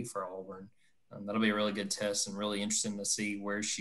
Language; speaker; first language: English; native; English